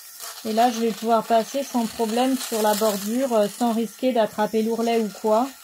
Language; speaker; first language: French; native; French